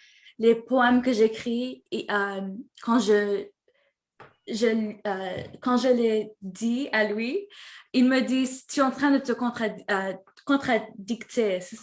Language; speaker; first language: French; early bilingual, heritage; French